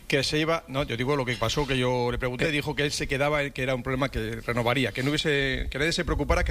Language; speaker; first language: Spanish; native; Spanish